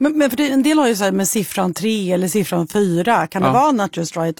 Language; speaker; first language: Swedish; native; Swedish